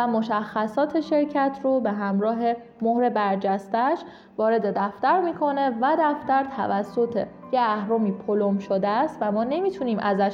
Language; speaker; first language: Persian; native; Persian